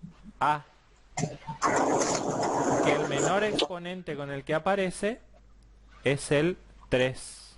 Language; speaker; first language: Spanish; native; Spanish